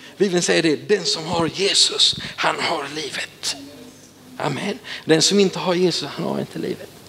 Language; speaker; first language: Swedish; native; Swedish